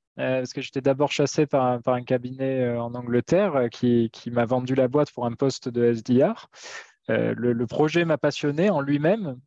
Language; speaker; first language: French; native; French